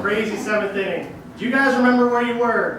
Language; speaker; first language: English; native; English